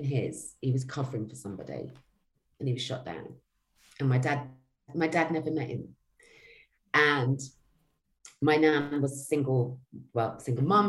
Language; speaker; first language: English; native; English